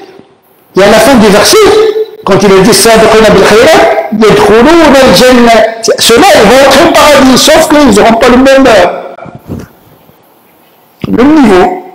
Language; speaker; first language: French; native; French